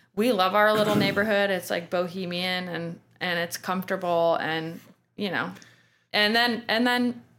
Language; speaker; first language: English; native; English